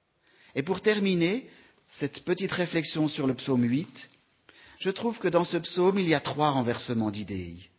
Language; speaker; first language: French; native; French